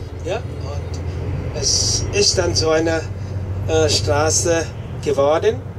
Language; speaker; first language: German; non-native, fluent; Vietnamese